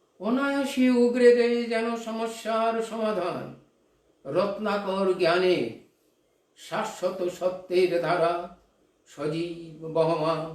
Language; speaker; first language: Bangla; non-native, local second language; Hindi